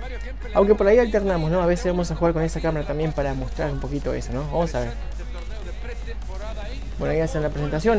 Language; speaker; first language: Spanish; native; Spanish